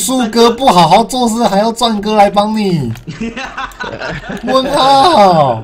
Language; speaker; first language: Chinese; native; Chinese